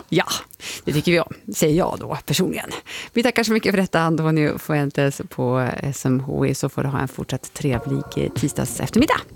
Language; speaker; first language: Swedish; native; Swedish